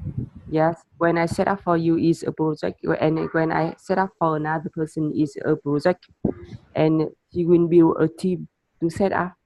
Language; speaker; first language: English; non-native, learner; Vietnamese